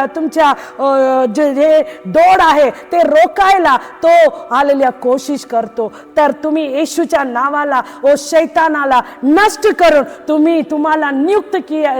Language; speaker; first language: Marathi; non-native, local second language; Tamil